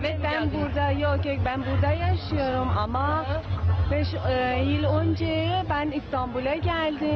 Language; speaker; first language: Turkish; non-native, learner; Persian